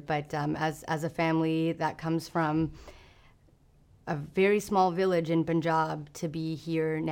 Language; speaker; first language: English; native; English